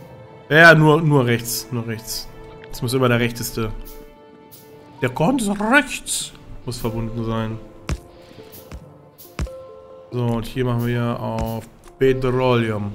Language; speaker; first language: German; native; German